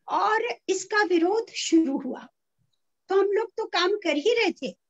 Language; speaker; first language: Hindi; native; Hindi